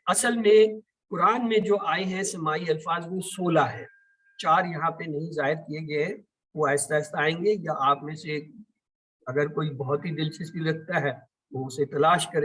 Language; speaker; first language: Urdu; native; Urdu